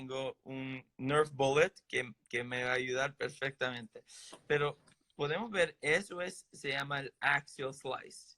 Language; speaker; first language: Spanish; non-native, fluent; English